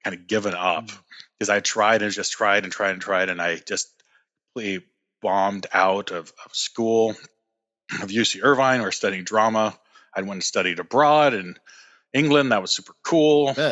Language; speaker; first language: English; native; English